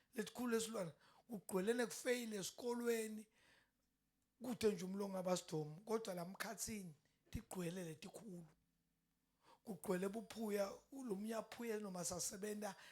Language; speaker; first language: Zulu; non-native, local second language; Swati